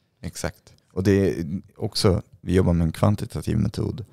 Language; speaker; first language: Swedish; native; Swedish